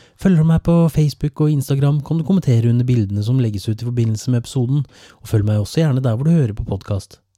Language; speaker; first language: Norwegian; native; Norwegian